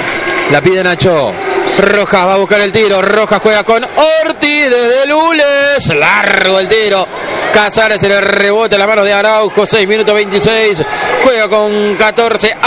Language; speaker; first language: Spanish; native; Spanish